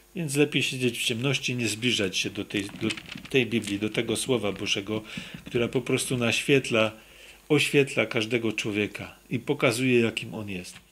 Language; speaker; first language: Polish; native; Polish